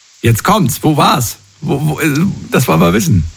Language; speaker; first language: German; native; German